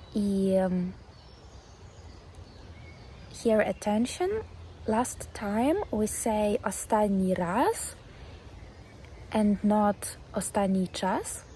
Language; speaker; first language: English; non-native, fluent; Ukrainian